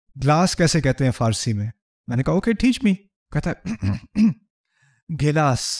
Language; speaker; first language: Urdu; early bilingual, heritage; Urdu